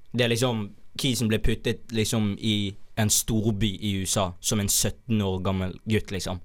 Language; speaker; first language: Norwegian; early bilingual, other home language; Somali